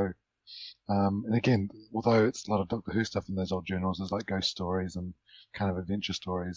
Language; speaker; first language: English; native; English